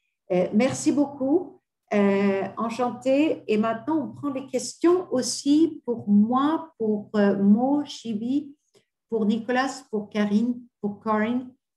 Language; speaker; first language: French; non-native, fluent; Swedish